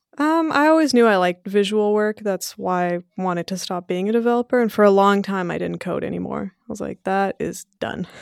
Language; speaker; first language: English; early bilingual, other home language; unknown